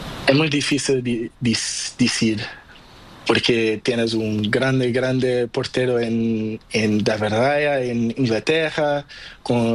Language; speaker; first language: Spanish; non-native, learner; Portuguese